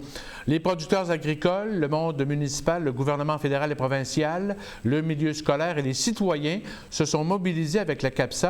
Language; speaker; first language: French; native; French